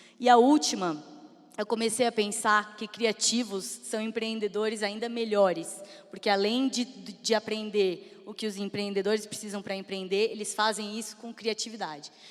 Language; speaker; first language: Portuguese; native; Portuguese